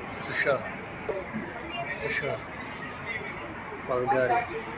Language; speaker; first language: Russian; non-native, local second language; Tajik